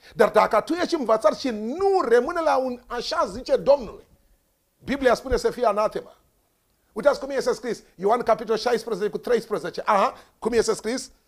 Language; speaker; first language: Romanian; non-native, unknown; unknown